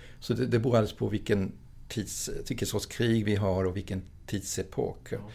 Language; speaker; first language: Swedish; early bilingual, other home language; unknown